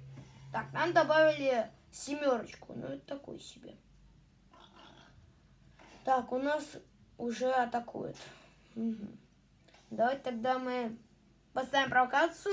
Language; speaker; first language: Russian; native; Russian